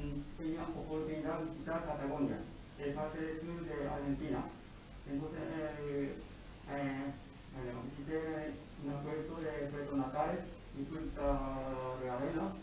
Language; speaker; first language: Spanish; non-native, learner; Japanese